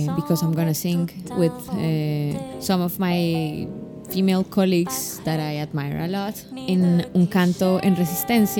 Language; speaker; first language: English; non-native, fluent; Spanish